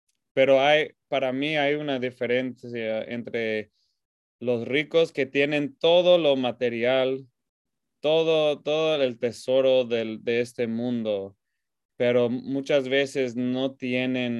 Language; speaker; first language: Spanish; non-native, fluent; English